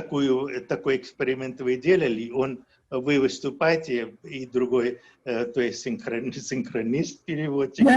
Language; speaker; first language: Russian; non-native, fluent; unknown